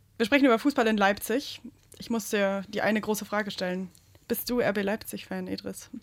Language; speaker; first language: German; native; German